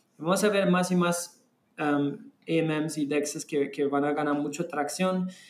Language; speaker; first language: Spanish; non-native, fluent; German